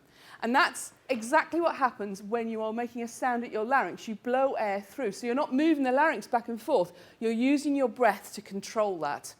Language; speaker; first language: English; native; English